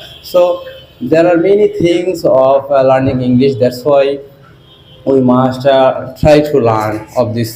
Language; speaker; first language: English; non-native, learner; Bangla